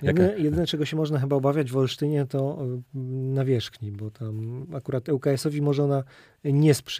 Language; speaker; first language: Polish; native; Polish